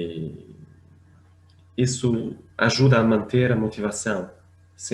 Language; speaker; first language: Portuguese; non-native, fluent; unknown